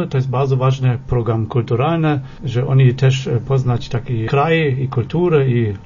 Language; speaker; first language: Polish; non-native, learner; German